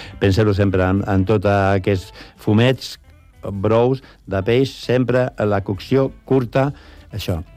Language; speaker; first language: Catalan; non-native, local second language; Spanish